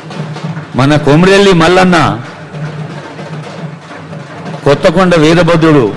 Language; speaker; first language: Telugu; native; Telugu